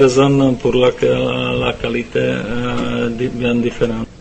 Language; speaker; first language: French; non-native, learner; Czech